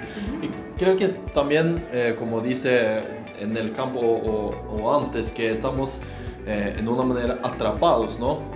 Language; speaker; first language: Spanish; non-native, fluent; Norwegian